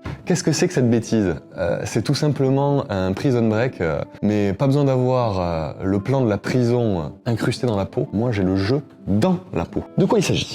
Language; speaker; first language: French; native; French